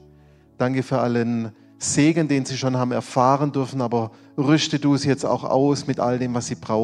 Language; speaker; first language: German; native; German